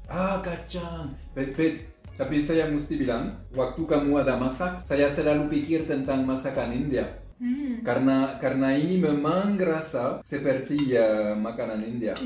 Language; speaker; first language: Indonesian; non-native, fluent; French